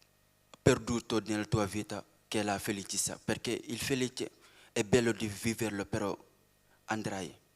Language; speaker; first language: Italian; non-native, learner; Wolof